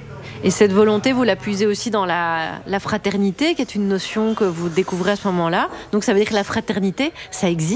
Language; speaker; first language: French; native; French